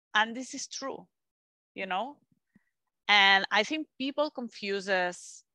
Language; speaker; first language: English; non-native, fluent; Spanish